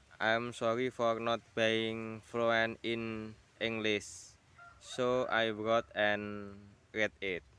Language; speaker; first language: English; non-native, learner; Indonesian